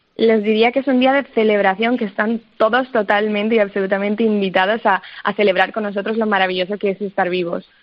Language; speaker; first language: Spanish; early bilingual, other home language; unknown